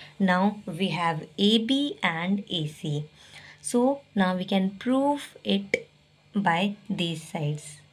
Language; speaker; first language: English; non-native, local second language; Hindi